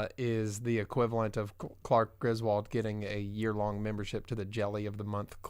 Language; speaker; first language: English; native; English